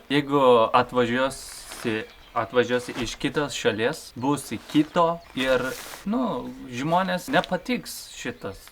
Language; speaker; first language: Lithuanian; non-native, fluent; Turkish